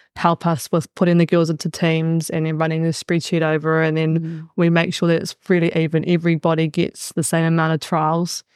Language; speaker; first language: English; native; English